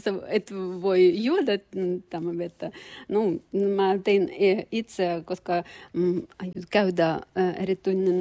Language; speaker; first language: Finnish; non-native, learner; Russian